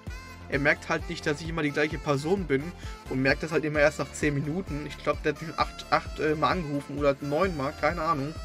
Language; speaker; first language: German; native; German